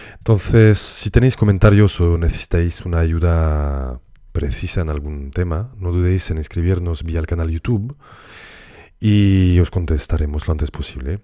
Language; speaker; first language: Spanish; early bilingual, heritage; Spanish